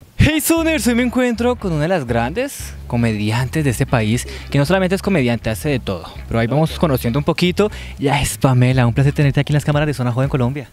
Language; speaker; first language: Spanish; native; Spanish